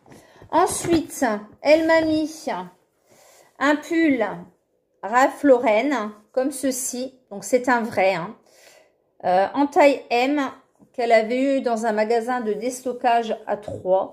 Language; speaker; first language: French; native; French